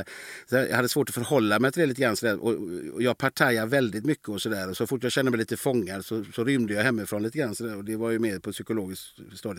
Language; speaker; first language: Swedish; native; Swedish